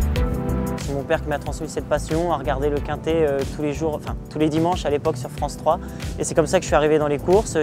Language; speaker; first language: French; native; French